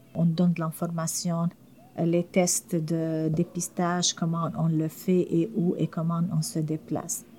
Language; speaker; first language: French; non-native, fluent; Arabic